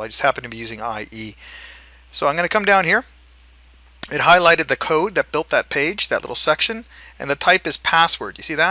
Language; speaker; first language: English; native; English